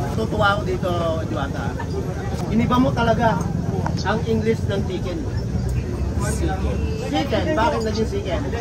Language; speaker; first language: Filipino; native; Filipino